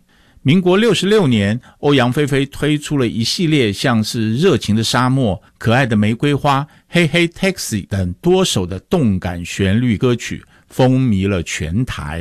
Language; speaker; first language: Chinese; native; Chinese